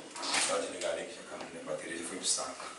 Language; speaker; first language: Portuguese; native; Portuguese